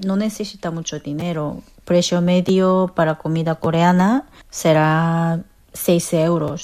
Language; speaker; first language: Spanish; non-native, learner; Korean